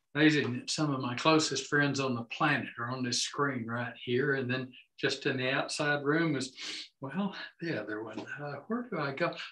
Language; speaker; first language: English; native; English